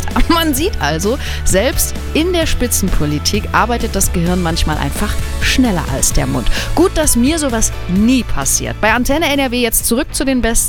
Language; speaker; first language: German; native; German